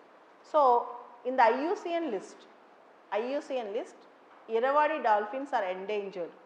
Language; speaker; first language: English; non-native, local second language; Telugu